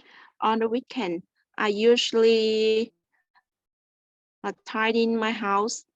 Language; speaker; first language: English; non-native, learner; Vietnamese